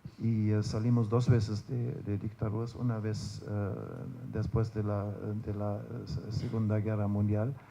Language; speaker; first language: Spanish; non-native, fluent; German